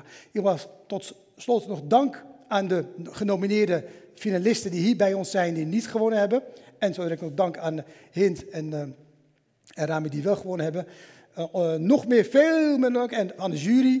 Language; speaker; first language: Dutch; native; Dutch